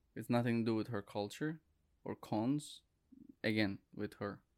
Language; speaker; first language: English; non-native, fluent; Turkish